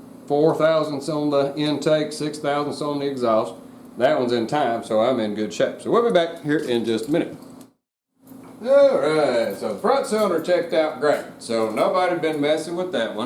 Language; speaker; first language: English; native; English